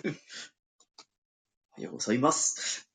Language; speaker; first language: Japanese; non-native, learner; Spanish